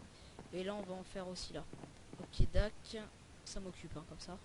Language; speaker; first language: French; native; French